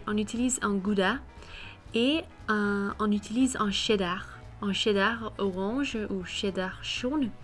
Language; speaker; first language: French; non-native, fluent; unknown